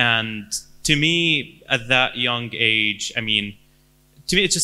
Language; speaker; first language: English; non-native, fluent; Arabic